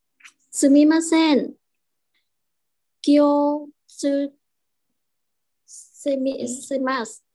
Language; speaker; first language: Japanese; non-native, learner; Vietnamese